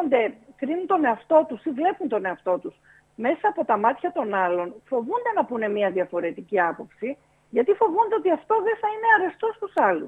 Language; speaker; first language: Greek; native; Greek